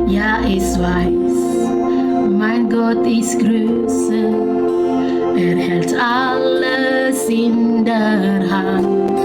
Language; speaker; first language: German; non-native, learner; Indonesian